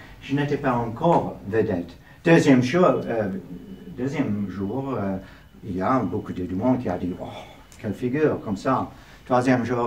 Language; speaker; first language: French; non-native, learner; English